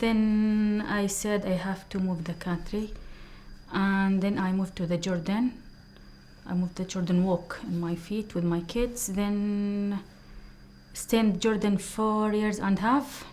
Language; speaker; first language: English; non-native, learner; Arabic